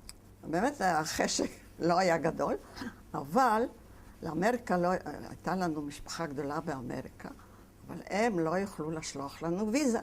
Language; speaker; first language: Hebrew; non-native, fluent; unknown